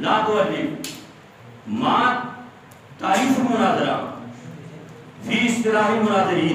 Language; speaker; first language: Arabic; non-native, learner; Urdu